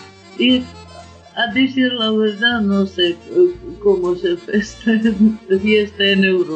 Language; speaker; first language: Spanish; non-native, learner; Ukrainian